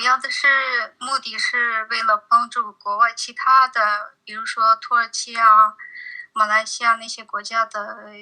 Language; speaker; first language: Chinese; non-native, local second language; Uyghur